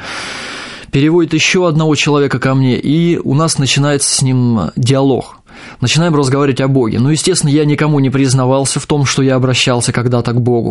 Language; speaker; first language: Russian; native; Russian